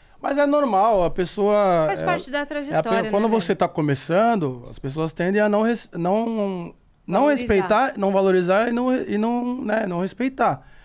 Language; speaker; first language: Portuguese; native; Portuguese